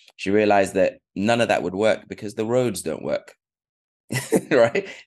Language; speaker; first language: English; native; English